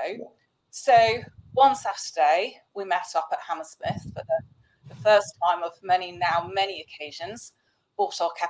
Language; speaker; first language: English; native; English